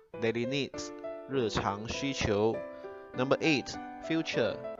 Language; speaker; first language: English; non-native, local second language; Chinese